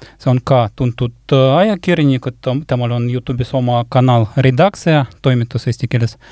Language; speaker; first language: Estonian; non-native, local second language; Russian